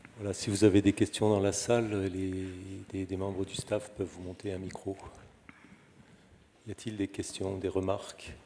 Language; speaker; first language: French; native; French